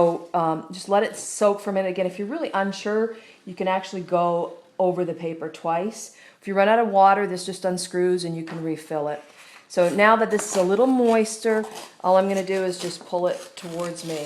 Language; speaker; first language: English; native; English